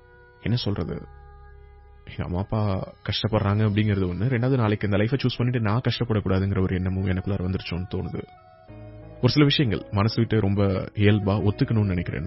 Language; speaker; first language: Tamil; native; Tamil